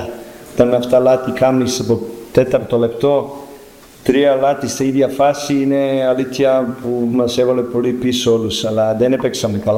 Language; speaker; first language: Greek; non-native, learner; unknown